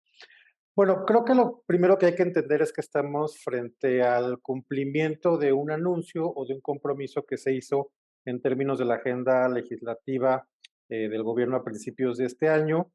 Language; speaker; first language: Spanish; native; Spanish